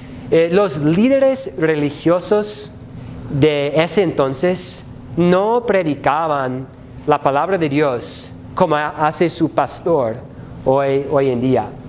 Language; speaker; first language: Spanish; non-native, fluent; English